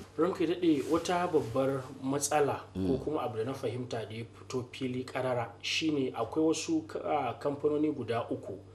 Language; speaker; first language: Hausa; native; Hausa